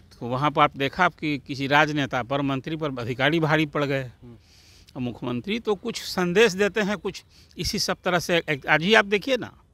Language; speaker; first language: Hindi; native; Hindi